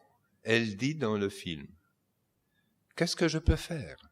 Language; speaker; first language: French; non-native, fluent; Polish